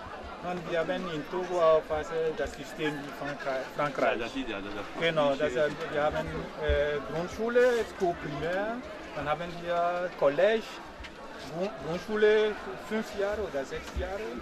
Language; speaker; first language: German; non-native, learner; French